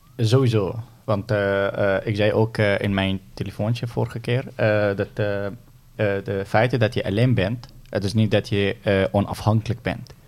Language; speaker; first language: Dutch; non-native, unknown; Arabic